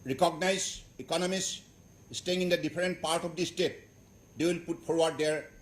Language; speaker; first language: English; non-native, local second language; Assamese